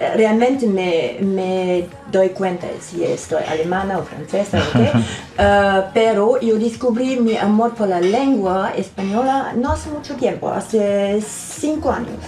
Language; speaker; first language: Spanish; non-native, learner; German